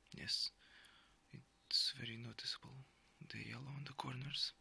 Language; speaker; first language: English; non-native, fluent; Portuguese